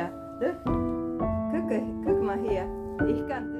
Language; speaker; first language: German; non-native, learner; Japanese